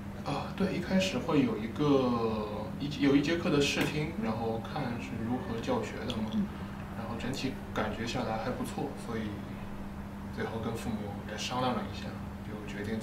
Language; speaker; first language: Chinese; native; Chinese